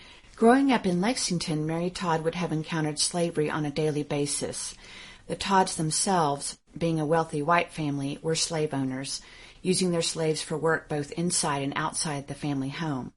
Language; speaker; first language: English; native; English